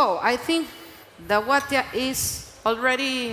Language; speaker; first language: English; non-native, learner; Spanish